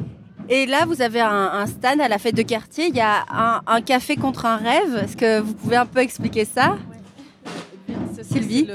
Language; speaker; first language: French; native; French